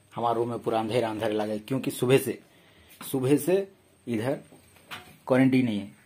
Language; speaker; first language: Hindi; non-native, local second language; Odia